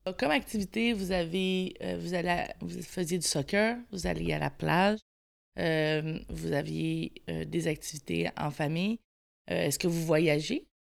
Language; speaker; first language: French; native; French